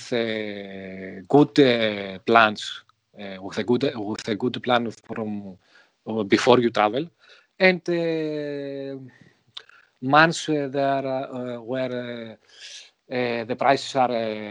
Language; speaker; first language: English; non-native, learner; Greek